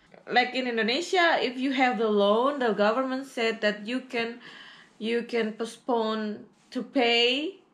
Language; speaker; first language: English; non-native, learner; Indonesian